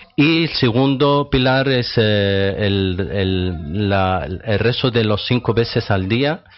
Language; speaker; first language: Spanish; non-native, fluent; Arabic